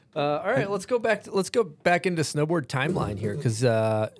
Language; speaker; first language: English; native; English